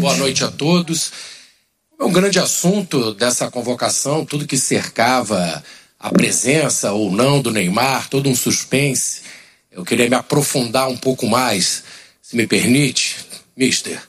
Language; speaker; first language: Portuguese; native; Portuguese